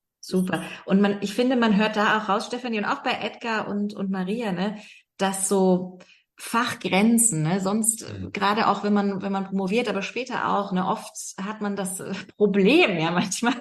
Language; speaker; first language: German; native; German